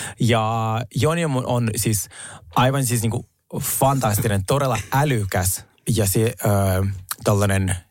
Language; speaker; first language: Finnish; non-native, fluent; Russian